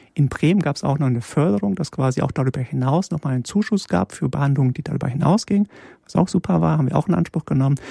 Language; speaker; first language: German; early bilingual, other home language; Polish